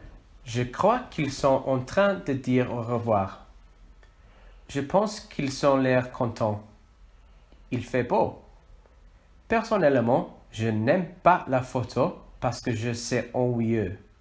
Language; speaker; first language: French; non-native, learner; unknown